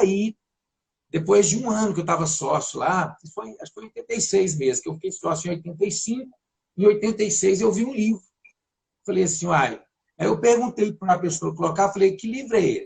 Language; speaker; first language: Portuguese; native; Portuguese